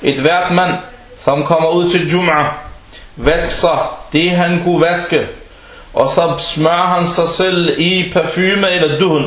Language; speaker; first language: Danish; non-native, fluent; Arabic